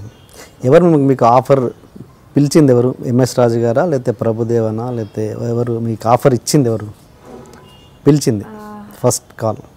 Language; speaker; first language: Telugu; native; Telugu